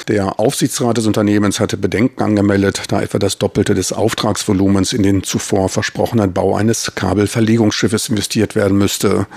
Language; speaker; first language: German; native; German